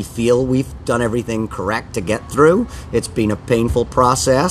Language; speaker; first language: English; native; English